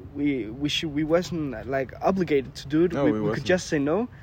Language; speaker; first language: English; non-native, fluent; Danish